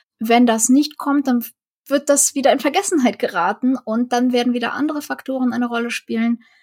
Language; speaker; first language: German; early bilingual, other home language; Russian